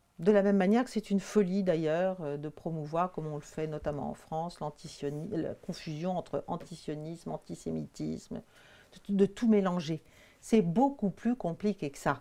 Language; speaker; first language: French; native; French